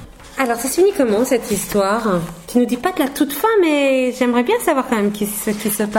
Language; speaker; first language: French; native; French